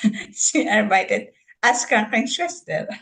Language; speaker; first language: German; non-native, learner; Filipino